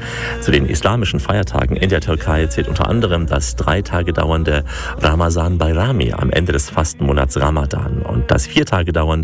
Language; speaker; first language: German; native; German